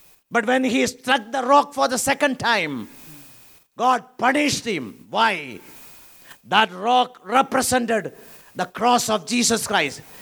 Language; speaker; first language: English; non-native, local second language; Malayalam